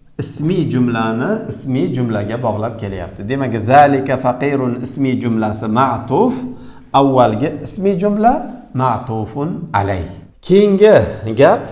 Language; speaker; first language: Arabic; non-native, fluent; Uzbek